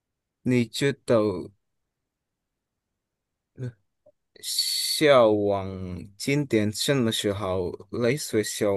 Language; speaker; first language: Chinese; non-native, learner; Indonesian